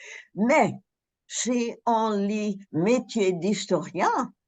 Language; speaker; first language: French; non-native, fluent; English